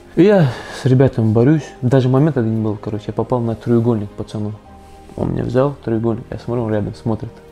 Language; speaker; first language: Russian; early bilingual, other home language; Azerbaijani